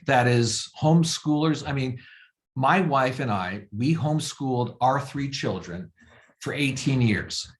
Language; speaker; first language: English; native; English